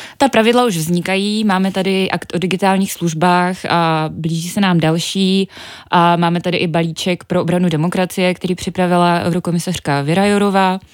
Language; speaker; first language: Czech; native; Czech